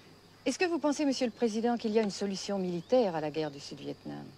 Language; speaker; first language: French; native; French